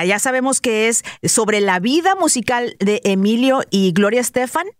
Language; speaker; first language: Spanish; native; Spanish